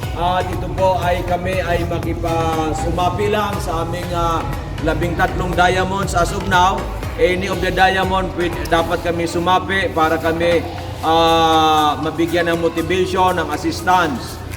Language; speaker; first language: Filipino; non-native, local second language; Bikol